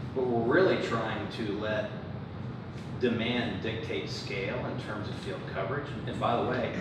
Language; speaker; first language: English; native; English